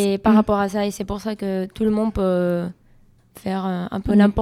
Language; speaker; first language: French; non-native, learner; Spanish